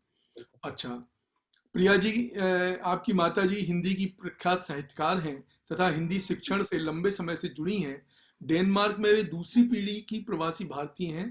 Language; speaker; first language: Hindi; native; Hindi